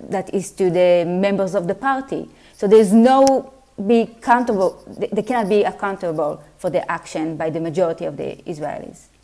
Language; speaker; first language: English; non-native, fluent; Hebrew